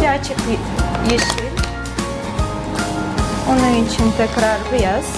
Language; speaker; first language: Turkish; non-native, fluent; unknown